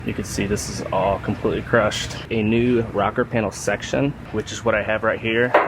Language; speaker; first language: English; native; English